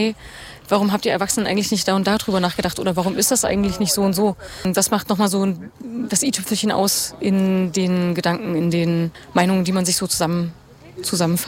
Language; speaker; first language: German; native; German